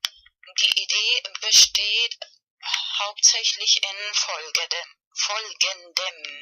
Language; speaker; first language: German; non-native, fluent; Spanish